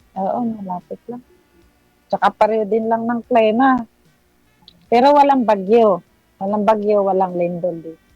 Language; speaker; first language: Filipino; non-native, local second language; Cebuano